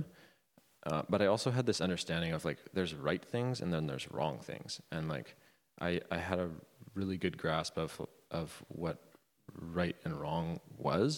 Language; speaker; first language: English; native; English